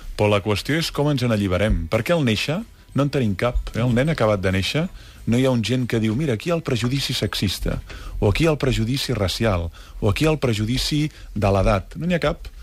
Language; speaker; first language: Catalan; native; Catalan